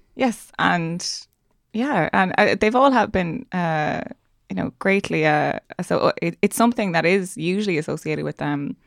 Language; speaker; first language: English; native; English